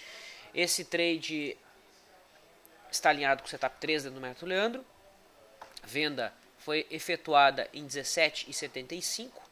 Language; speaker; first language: Portuguese; native; Portuguese